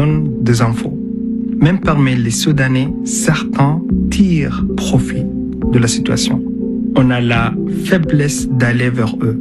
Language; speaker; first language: French; non-native, fluent; Arabic